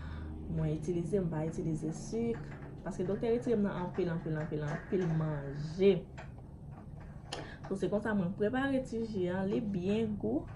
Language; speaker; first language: French; non-native, learner; Haitian Creole